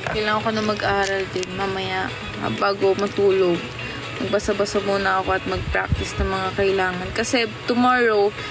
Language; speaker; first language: Filipino; native; Filipino